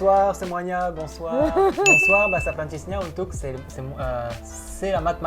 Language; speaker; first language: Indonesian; non-native, fluent; French